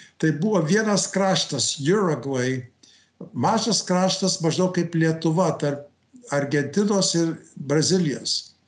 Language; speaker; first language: Lithuanian; early bilingual, heritage; Lithuanian